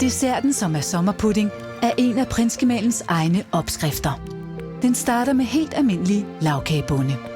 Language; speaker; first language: Danish; native; Danish